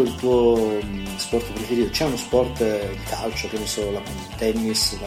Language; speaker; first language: Italian; native; Italian